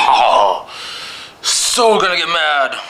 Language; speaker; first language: English; native; English